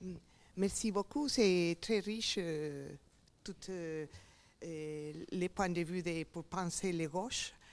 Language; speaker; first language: French; non-native, learner; Spanish